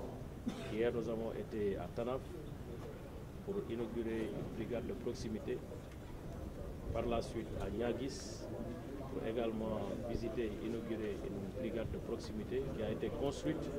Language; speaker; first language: French; non-native, local second language; Wolof